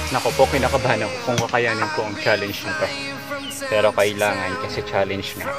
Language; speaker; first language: Filipino; non-native, local second language; Cebuano